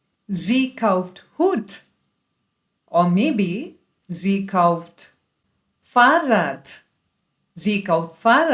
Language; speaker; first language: German; non-native, fluent; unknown